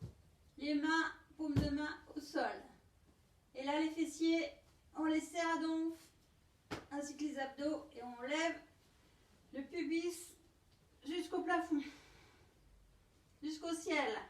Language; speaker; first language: French; native; French